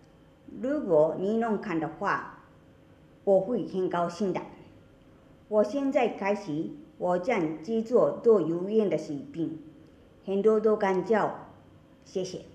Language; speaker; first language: Chinese; non-native, learner; Japanese